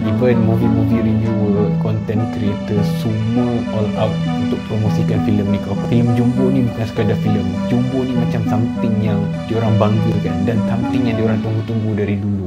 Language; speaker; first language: Malay; native; Malay